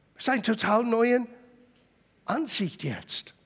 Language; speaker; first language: German; non-native, fluent; English